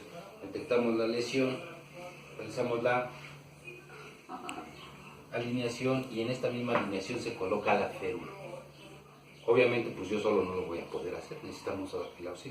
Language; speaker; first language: Spanish; native; Spanish